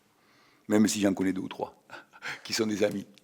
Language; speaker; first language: French; native; French